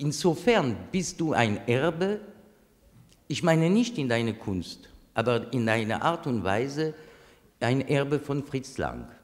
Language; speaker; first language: German; non-native, fluent; French